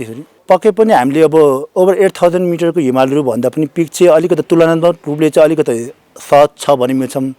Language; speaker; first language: Nepali; non-native, local second language; Sherpa